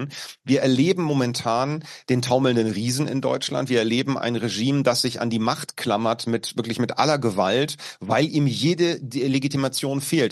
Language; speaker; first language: German; native; German